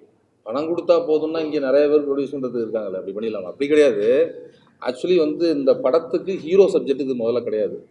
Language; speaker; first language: Tamil; native; Tamil